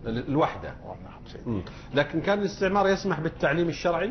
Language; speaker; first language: Arabic; native; Arabic